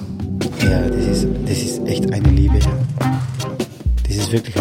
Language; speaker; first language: German; non-native, fluent; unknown